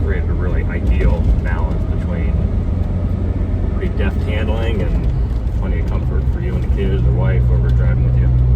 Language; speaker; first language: English; native; English